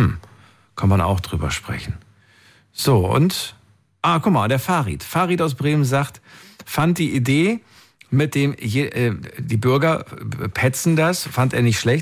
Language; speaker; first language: German; native; German